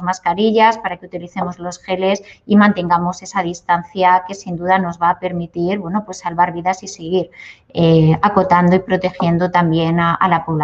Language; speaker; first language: Spanish; native; Spanish